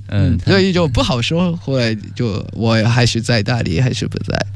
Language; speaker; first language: Chinese; non-native, fluent; Japanese